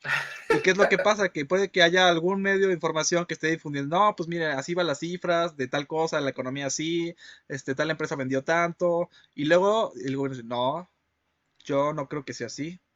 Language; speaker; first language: Spanish; native; Spanish